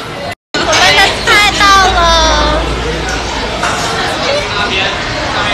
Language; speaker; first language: Chinese; non-native, learner; Japanese